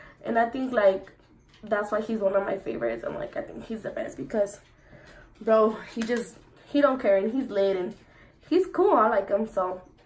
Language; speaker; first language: English; early bilingual, other home language; Spanish